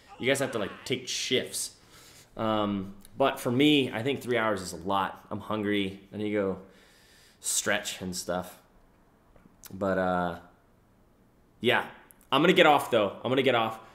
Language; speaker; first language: English; native; English